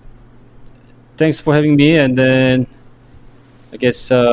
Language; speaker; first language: English; non-native, fluent; Korean